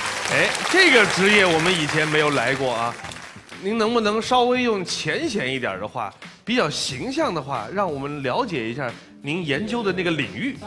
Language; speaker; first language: Chinese; native; Chinese